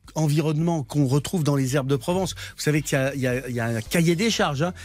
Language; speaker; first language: French; native; French